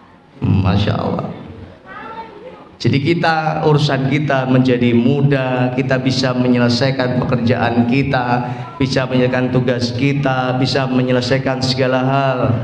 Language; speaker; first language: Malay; non-native, local second language; Javanese